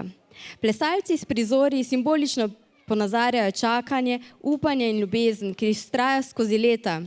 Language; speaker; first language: Slovenian; native; Slovenian